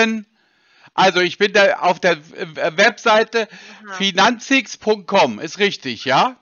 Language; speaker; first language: German; native; German